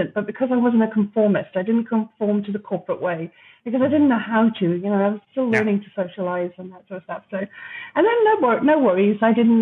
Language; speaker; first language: English; native; English